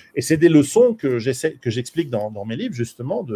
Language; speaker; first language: French; native; French